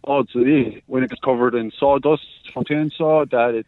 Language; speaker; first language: English; native; English